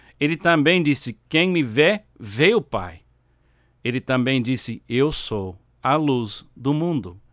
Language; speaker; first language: Portuguese; non-native, fluent; English